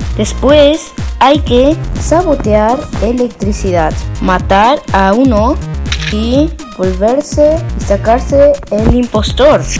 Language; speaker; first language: Spanish; native; Spanish